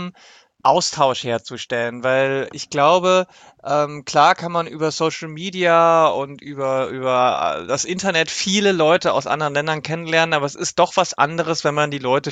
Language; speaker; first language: German; native; German